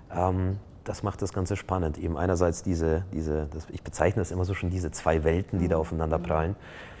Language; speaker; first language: German; non-native, fluent; Polish